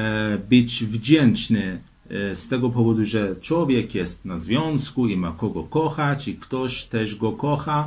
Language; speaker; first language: Polish; non-native, fluent; Persian